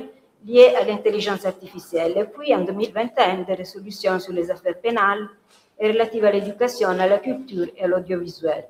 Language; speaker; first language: French; non-native, fluent; Italian